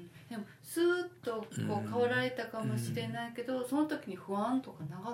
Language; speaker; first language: Japanese; native; Japanese